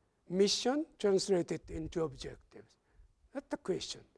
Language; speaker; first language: English; non-native, fluent; Japanese